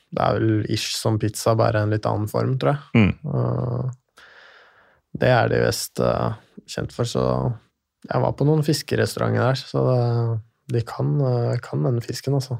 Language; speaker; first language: Norwegian; native; Norwegian